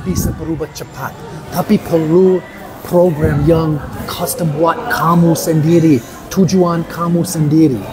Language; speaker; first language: Indonesian; non-native, learner; English